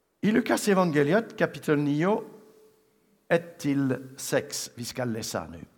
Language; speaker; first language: Swedish; non-native, fluent; French